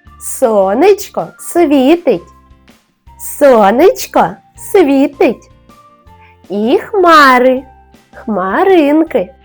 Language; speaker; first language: Ukrainian; native; Ukrainian